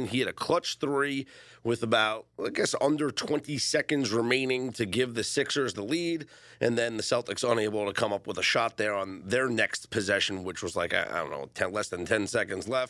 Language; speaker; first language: English; native; English